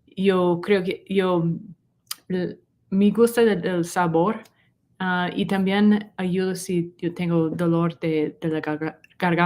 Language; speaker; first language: Spanish; non-native, learner; English